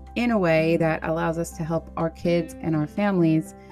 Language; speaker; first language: English; native; English